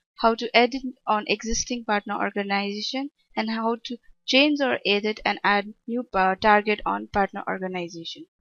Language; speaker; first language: English; non-native, local second language; Nepali